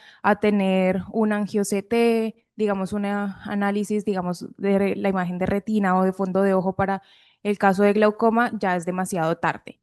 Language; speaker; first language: Spanish; native; Spanish